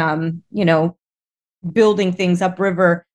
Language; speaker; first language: English; native; English